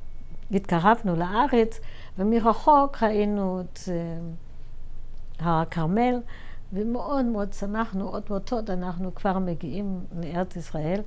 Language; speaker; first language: Hebrew; non-native, fluent; German